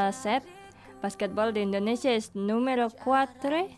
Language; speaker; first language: Catalan; non-native, learner; Indonesian